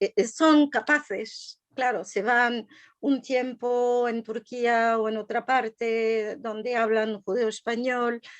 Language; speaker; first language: Spanish; non-native, fluent; French